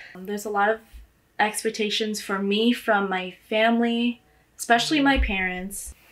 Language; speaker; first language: English; native; English